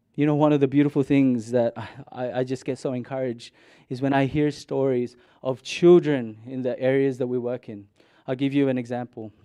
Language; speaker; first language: English; non-native, local second language; Cebuano